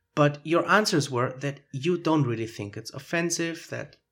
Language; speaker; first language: English; non-native, fluent; German